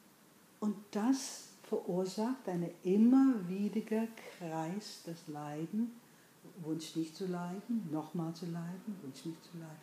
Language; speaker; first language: German; non-native, fluent; English